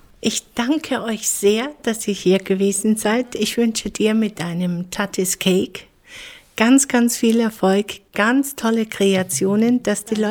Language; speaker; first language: German; native; German